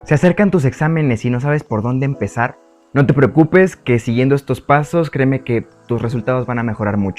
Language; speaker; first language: Spanish; native; Spanish